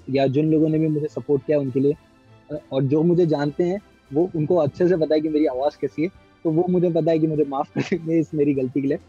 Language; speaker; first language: Hindi; native; Hindi